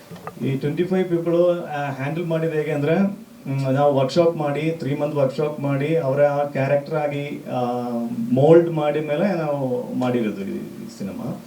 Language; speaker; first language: Kannada; non-native, local second language; Malayalam